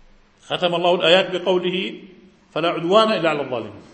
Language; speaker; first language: Arabic; native; Arabic